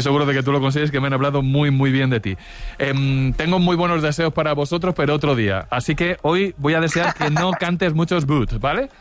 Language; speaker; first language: Spanish; native; Spanish